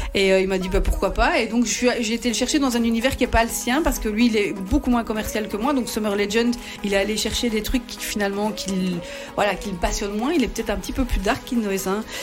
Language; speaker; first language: French; native; French